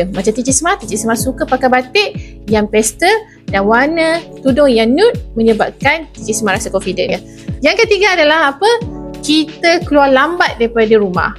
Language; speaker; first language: Malay; native; Malay